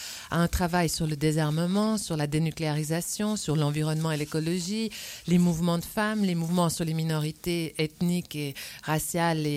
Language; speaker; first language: French; native; French